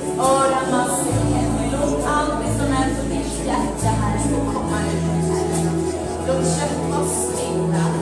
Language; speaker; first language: Swedish; early bilingual, other home language; Amharic